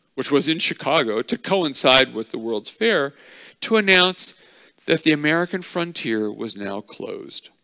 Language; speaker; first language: English; native; English